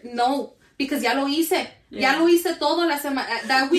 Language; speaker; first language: Spanish; early bilingual, heritage; Spanish